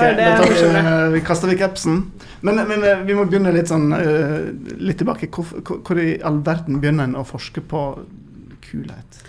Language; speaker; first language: Norwegian; native; Norwegian